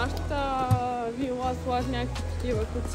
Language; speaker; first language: Bulgarian; native; Bulgarian